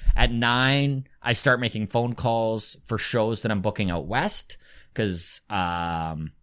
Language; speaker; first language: English; native; English